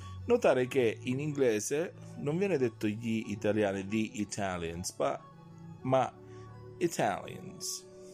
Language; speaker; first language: Italian; native; Italian